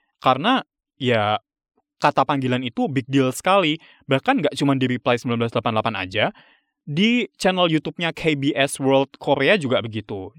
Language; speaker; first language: Indonesian; native; Indonesian